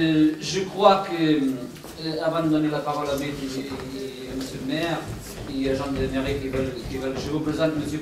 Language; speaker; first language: French; early bilingual, other home language; Portuguese